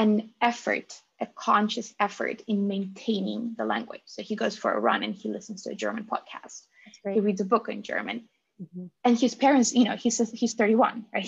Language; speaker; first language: English; non-native, fluent; Russian